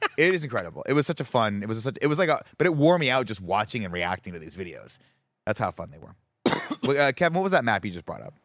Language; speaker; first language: English; native; English